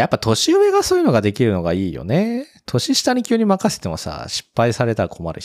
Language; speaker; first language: Japanese; native; Japanese